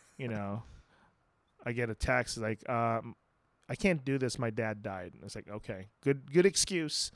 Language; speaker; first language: English; non-native, local second language; Filipino